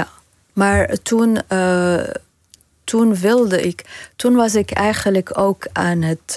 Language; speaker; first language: Dutch; non-native, learner; Arabic